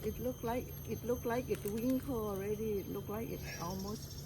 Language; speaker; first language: English; non-native, learner; Thai